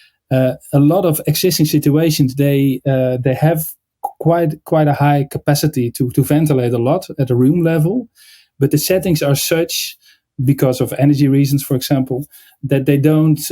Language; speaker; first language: English; non-native, fluent; Dutch